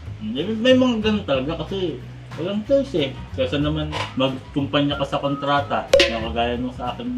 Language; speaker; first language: Filipino; native; Filipino